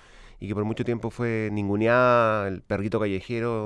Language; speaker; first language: Spanish; native; Spanish